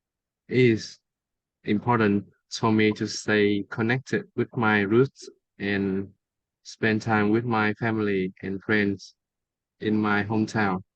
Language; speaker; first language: English; non-native, fluent; Vietnamese